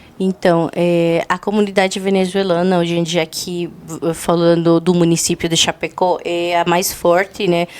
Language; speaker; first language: Portuguese; non-native, fluent; Spanish